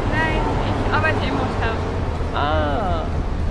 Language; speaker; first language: German; non-native, learner; Dutch